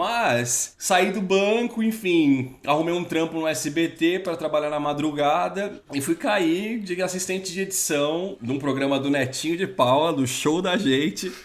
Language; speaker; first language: Portuguese; native; Portuguese